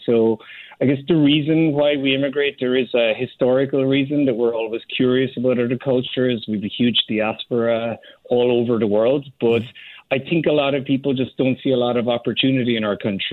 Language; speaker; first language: English; native; English